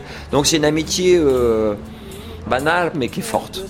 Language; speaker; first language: French; native; French